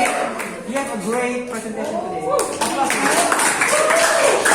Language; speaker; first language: English; non-native, fluent; Indonesian